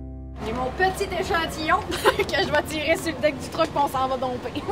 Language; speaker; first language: French; native; French